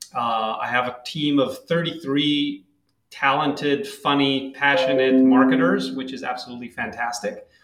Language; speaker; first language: English; non-native, fluent; Hebrew